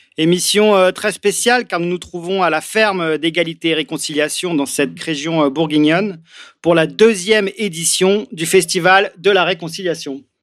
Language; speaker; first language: French; native; French